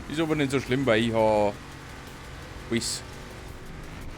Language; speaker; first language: German; native; German